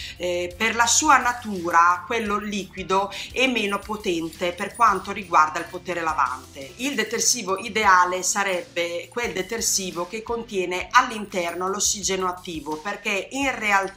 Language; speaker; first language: Italian; native; Italian